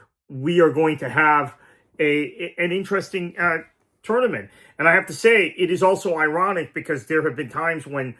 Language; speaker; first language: English; native; English